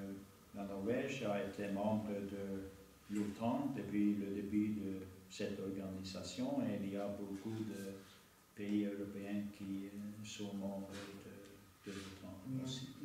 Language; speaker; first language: French; non-native, fluent; Norwegian